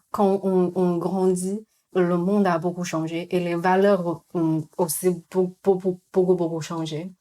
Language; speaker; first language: French; non-native, fluent; Chinese